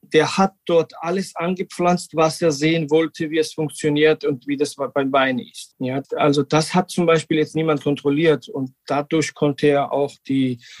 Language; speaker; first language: German; non-native, fluent; Georgian